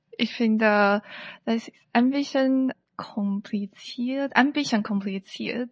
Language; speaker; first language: German; non-native, learner; Chinese